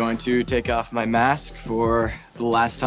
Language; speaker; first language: English; native; English